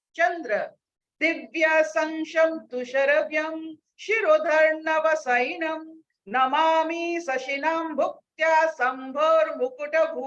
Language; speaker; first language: Hindi; non-native, local second language; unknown